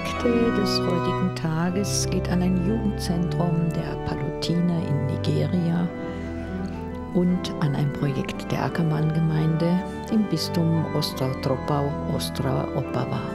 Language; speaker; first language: German; native; German